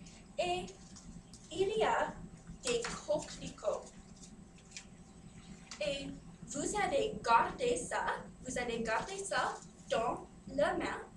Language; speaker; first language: French; non-native, fluent; English